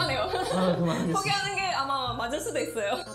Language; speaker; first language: Korean; non-native, fluent; Indonesian